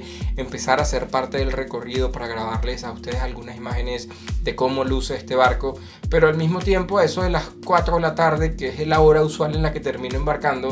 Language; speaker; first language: Spanish; native; Spanish